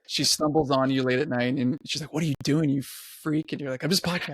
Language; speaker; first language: English; native; English